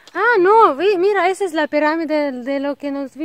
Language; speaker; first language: Spanish; non-native, learner; Russian